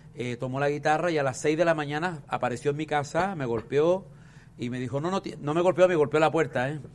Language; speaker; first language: Spanish; native; Spanish